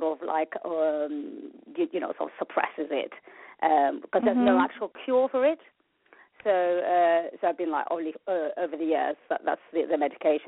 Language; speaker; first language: English; native; English